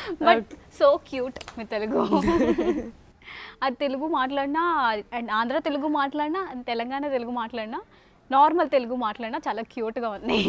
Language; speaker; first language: Telugu; native; Telugu